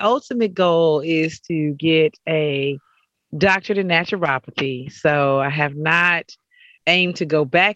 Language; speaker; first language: English; native; English